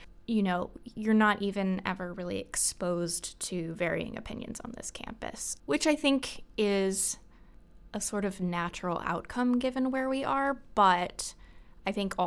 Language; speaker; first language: English; native; English